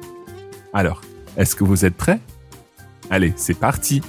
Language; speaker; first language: French; non-native, fluent; English